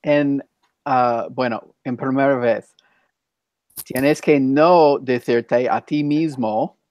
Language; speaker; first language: Spanish; non-native, learner; English